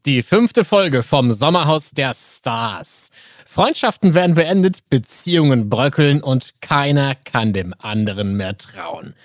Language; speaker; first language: German; native; German